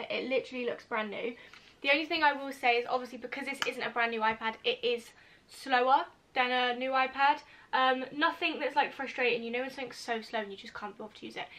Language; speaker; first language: English; native; English